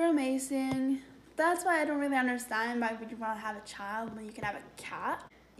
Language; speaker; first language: English; non-native, fluent; Swedish